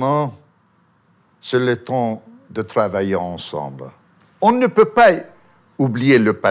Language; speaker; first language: French; non-native, fluent; Armenian